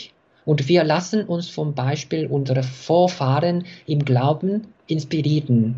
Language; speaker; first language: German; non-native, fluent; Korean